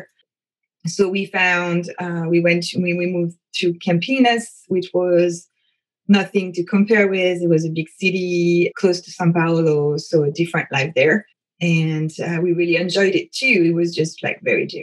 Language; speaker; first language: English; non-native, fluent; French